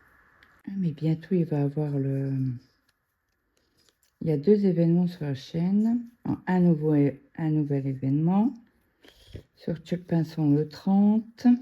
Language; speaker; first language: French; native; French